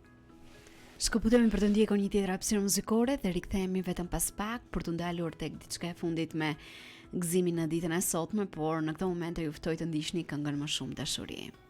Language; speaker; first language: Albanian; native; Albanian